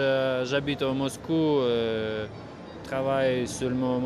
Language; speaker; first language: French; non-native, learner; Russian